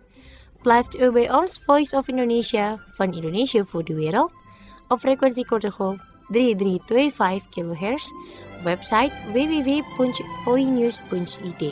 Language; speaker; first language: Dutch; non-native, fluent; Indonesian